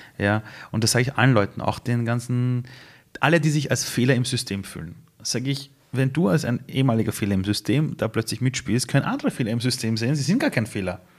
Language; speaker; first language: German; early bilingual, other home language; Persian